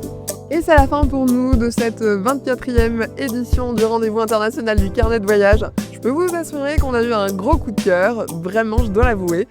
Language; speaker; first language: French; native; French